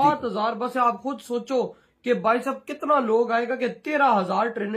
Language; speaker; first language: Hindi; native; Hindi